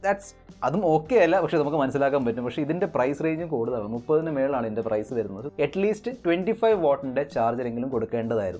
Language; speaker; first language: Malayalam; native; Malayalam